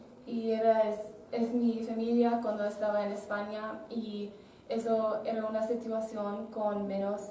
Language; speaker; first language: Spanish; non-native, learner; English